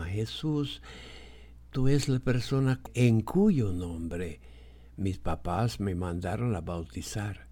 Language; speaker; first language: Spanish; non-native, fluent; English